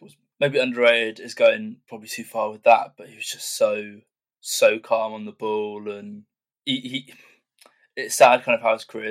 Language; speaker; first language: English; native; English